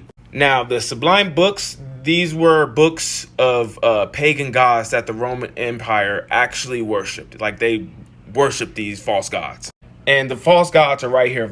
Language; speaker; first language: English; native; English